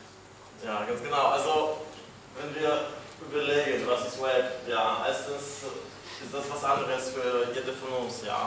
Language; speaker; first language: German; non-native, fluent; Polish